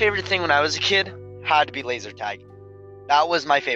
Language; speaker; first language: English; native; English